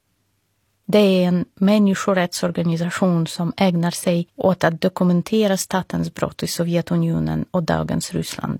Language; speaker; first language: Swedish; non-native, fluent; Russian